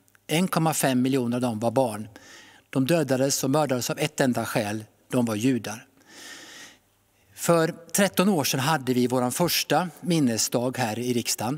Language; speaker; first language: Swedish; native; Swedish